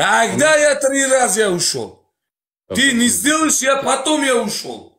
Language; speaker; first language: Russian; non-native, learner; Uzbek